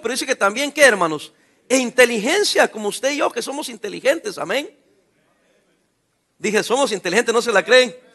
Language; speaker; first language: Spanish; native; Spanish